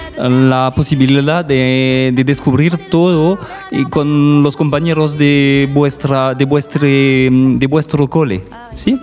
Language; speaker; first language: Spanish; non-native, learner; French